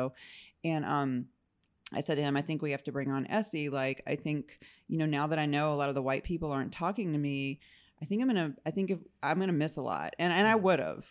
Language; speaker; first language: English; native; English